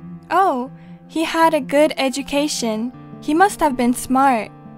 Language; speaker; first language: English; early bilingual, other home language; Japanese